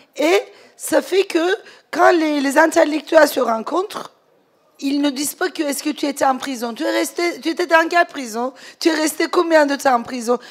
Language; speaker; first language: French; non-native, fluent; Turkish